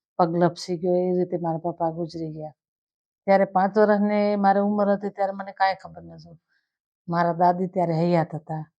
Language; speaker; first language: Gujarati; native; Gujarati